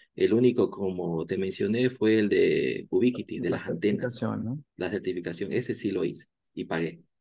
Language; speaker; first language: Spanish; native; Spanish